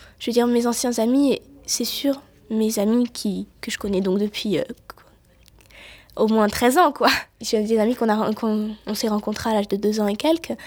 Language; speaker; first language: French; native; French